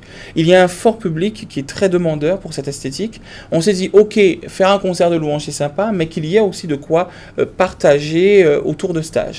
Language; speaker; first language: French; native; French